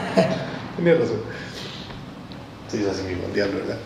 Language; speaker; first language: Spanish; native; Spanish